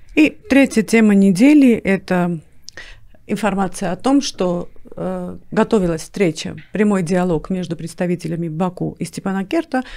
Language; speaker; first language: Russian; non-native, local second language; Armenian